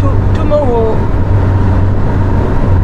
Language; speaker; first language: English; non-native, learner; French